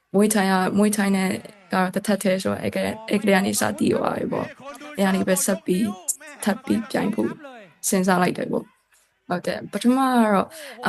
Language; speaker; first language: Burmese; non-native, local second language; Kachin